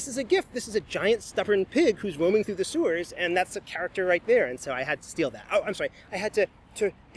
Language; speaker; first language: English; native; English